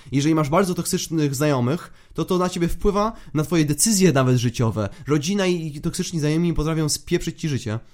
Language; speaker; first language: Polish; native; Polish